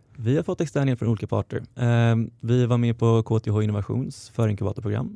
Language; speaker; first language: Swedish; native; Swedish